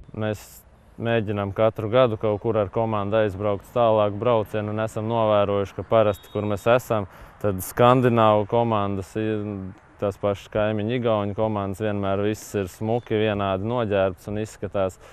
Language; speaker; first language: Latvian; native; Latvian